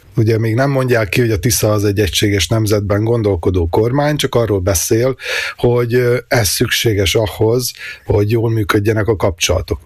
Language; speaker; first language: Hungarian; native; Hungarian